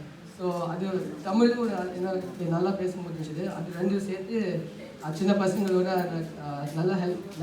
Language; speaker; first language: Tamil; early bilingual, heritage; Tamil